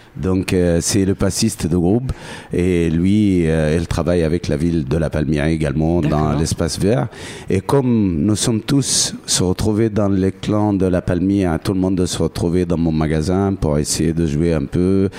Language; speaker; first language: French; non-native, fluent; Arabic